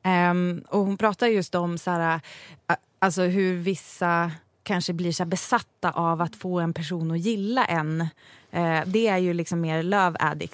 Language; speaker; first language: Swedish; native; Swedish